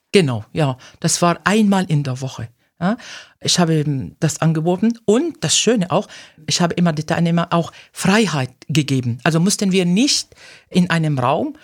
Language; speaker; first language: German; non-native, fluent; Arabic